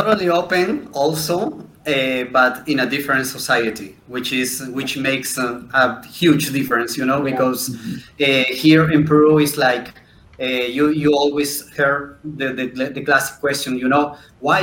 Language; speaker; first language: English; non-native, fluent; Spanish